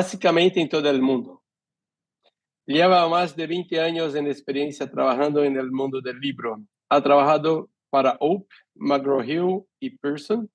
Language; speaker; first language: Spanish; non-native, fluent; Portuguese